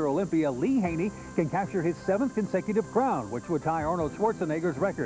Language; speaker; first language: English; native; English